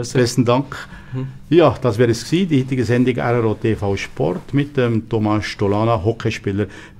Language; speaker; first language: German; native; German